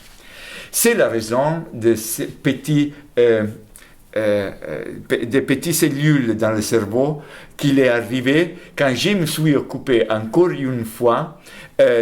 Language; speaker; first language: French; non-native, fluent; Italian